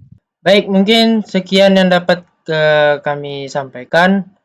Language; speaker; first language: Indonesian; native; Indonesian